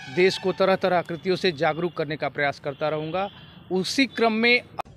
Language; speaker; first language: Hindi; native; Hindi